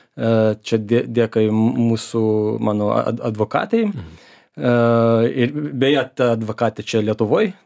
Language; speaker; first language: Lithuanian; early bilingual, heritage; Lithuanian